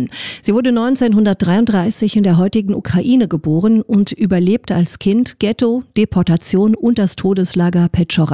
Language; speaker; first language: German; native; German